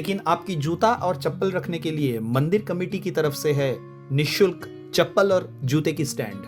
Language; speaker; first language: Hindi; non-native, local second language; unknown